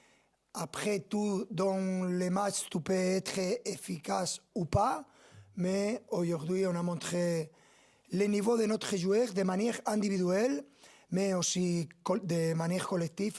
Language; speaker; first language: French; non-native, fluent; Spanish